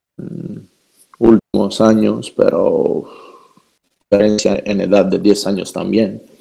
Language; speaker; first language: Spanish; non-native, fluent; Croatian